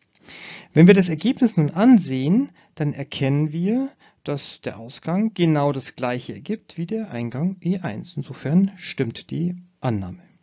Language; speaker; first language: German; native; German